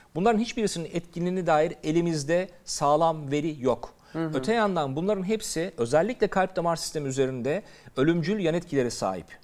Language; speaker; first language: Turkish; native; Turkish